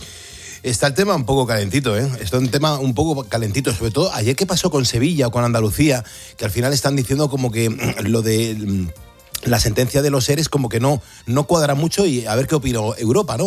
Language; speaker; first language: Spanish; native; Spanish